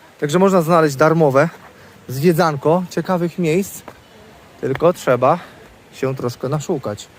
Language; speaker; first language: Polish; native; Polish